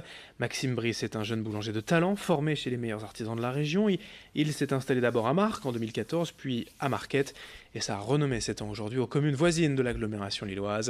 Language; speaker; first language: French; native; French